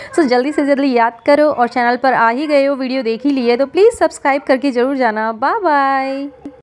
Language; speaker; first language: Hindi; native; Hindi